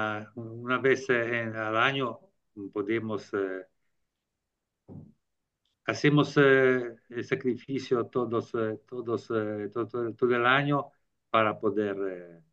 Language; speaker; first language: Spanish; non-native, learner; Italian